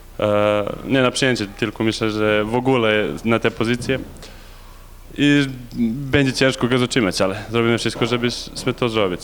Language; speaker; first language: Polish; non-native, learner; Serbian